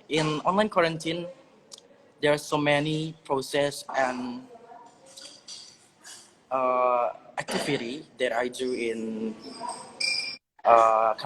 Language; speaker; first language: English; non-native, learner; Indonesian